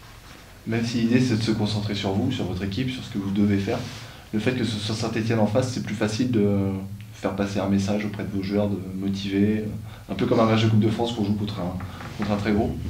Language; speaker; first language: French; native; French